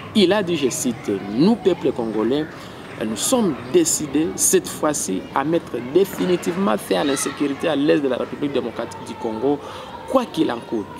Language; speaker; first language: French; non-native, local second language; Swahili